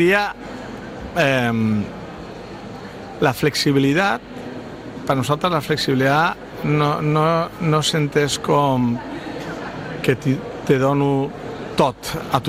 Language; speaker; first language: Catalan; non-native, local second language; Spanish